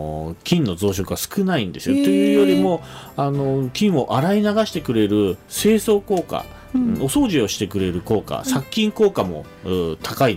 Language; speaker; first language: Japanese; native; Japanese